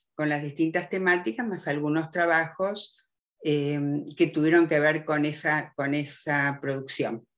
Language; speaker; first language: Spanish; early bilingual, other home language; German